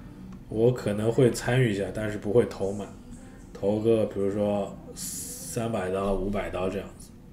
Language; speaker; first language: Chinese; native; Chinese